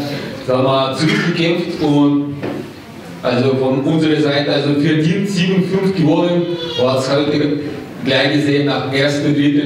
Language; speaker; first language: German; non-native, fluent; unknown